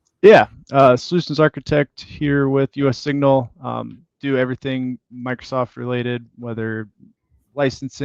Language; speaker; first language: English; native; English